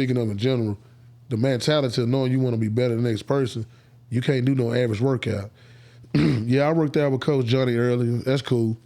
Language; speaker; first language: English; native; English